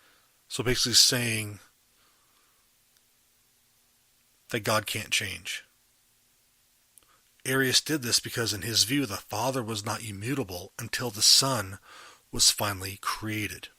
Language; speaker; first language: English; native; English